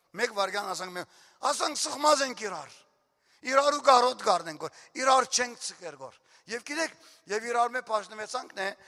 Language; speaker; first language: Armenian; early bilingual, heritage; Armenian